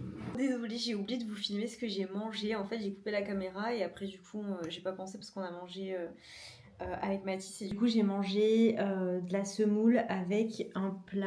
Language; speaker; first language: French; native; French